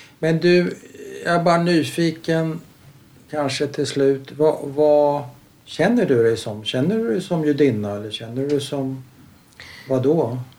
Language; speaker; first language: Swedish; native; Swedish